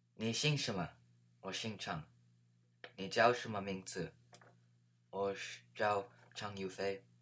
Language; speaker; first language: Chinese; non-native, learner; English